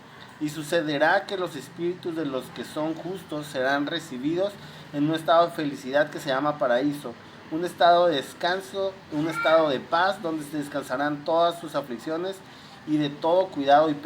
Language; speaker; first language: Spanish; native; Spanish